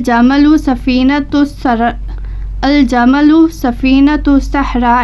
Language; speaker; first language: Arabic; non-native, learner; Urdu